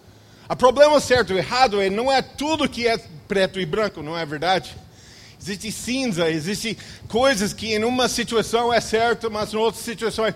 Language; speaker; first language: Portuguese; non-native, fluent; English